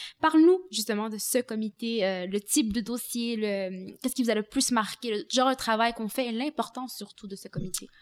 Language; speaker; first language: French; native; French